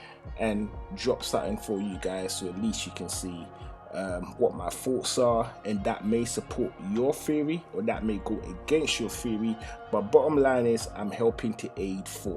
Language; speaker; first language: English; native; English